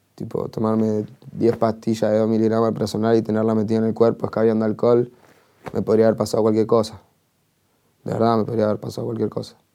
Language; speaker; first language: Spanish; native; Spanish